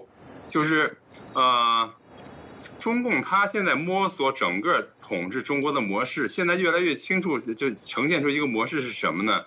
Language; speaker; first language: Chinese; native; Chinese